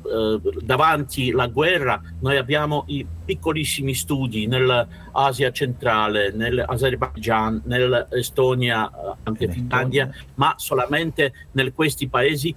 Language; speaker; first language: Italian; non-native, learner; Russian